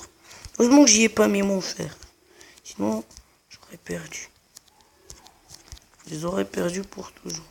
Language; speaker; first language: French; non-native, local second language; Arabic